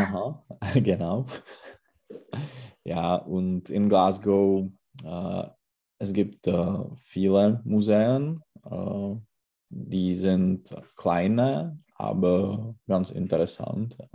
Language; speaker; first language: German; non-native, learner; Czech